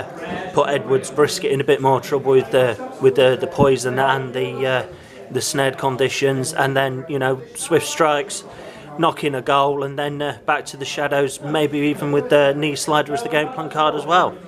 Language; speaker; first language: English; native; English